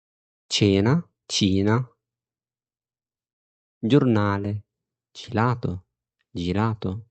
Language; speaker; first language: Italian; non-native, fluent; Arabic